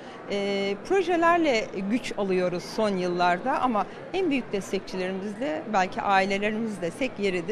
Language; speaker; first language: Turkish; native; Turkish